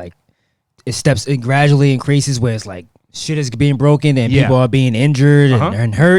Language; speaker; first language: English; native; English